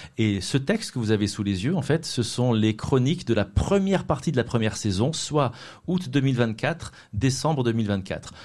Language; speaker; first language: French; native; French